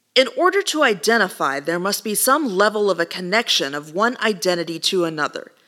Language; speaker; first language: English; native; English